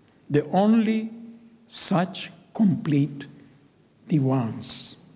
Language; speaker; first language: English; non-native, fluent; Hebrew